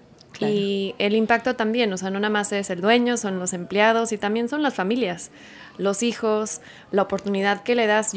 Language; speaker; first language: Spanish; early bilingual, heritage; Spanish